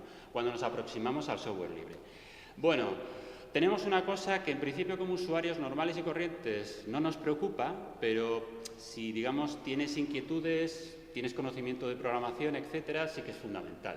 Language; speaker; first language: Spanish; native; Spanish